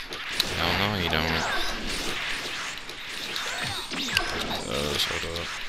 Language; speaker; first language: English; native; English